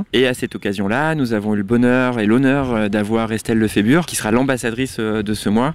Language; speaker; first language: French; native; French